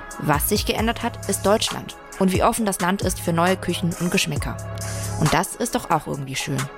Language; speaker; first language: German; early bilingual, other home language; Vietnamese